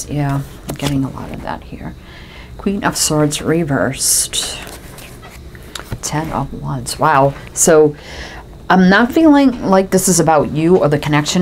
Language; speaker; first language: English; native; English